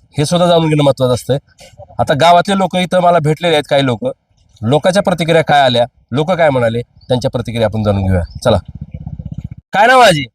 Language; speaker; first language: Marathi; native; Marathi